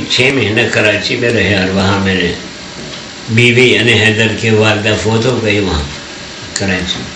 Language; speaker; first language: Urdu; non-native, local second language; Balti